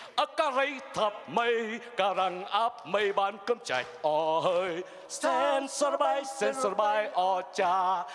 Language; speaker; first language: Vietnamese; native; Vietnamese